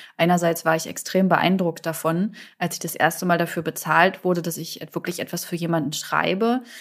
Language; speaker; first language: German; native; German